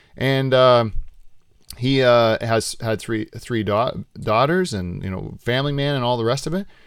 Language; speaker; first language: English; native; English